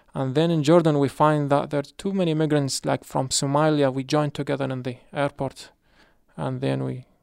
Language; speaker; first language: English; non-native, fluent; Arabic